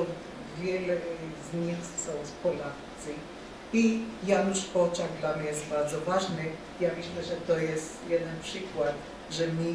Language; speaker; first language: Polish; non-native, fluent; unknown